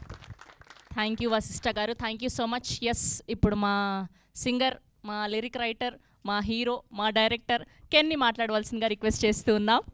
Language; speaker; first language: Telugu; native; Telugu